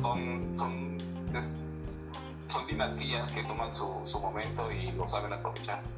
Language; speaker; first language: Spanish; native; Spanish